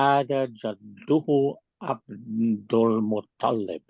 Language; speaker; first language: Arabic; non-native, learner; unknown